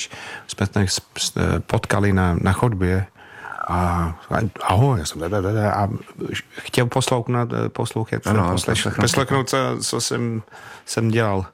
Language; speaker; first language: Czech; non-native, learner; English